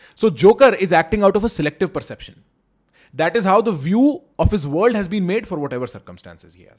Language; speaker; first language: Hindi; native; Hindi